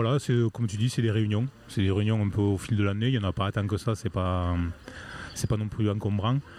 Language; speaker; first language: French; native; French